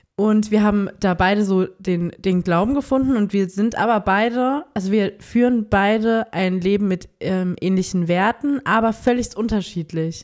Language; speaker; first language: German; native; German